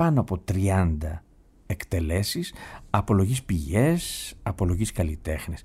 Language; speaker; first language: Greek; native; Greek